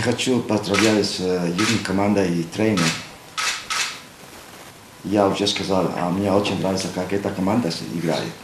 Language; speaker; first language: Russian; non-native, learner; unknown